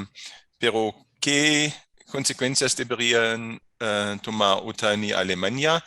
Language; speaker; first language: Spanish; non-native, fluent; German